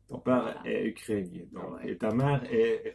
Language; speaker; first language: French; native; French